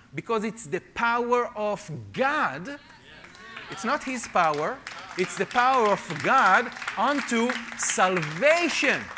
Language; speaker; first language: English; non-native, fluent; Hebrew